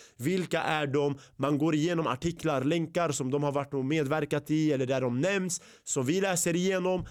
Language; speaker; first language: Swedish; early bilingual, other home language; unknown